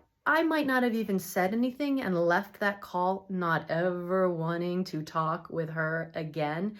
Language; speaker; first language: English; native; English